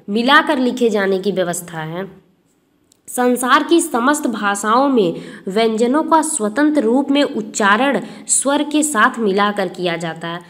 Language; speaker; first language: Hindi; native; Hindi